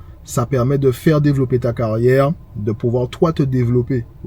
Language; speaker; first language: French; native; French